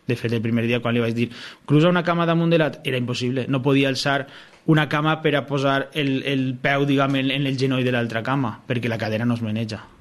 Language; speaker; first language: Catalan; native; Catalan